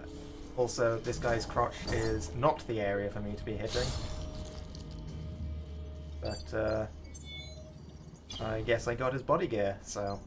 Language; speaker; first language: English; native; English